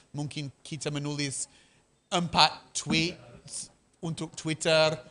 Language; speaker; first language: Indonesian; non-native, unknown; English